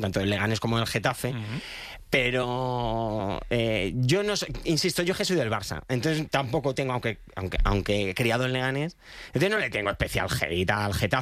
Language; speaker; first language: Spanish; native; Spanish